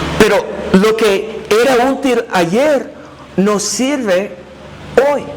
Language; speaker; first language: Spanish; non-native, fluent; English